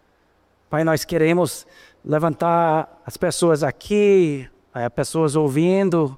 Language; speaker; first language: Portuguese; non-native, fluent; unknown